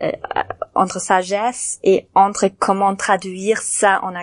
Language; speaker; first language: French; non-native, learner; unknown